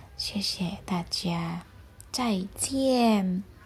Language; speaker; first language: Chinese; non-native, learner; Indonesian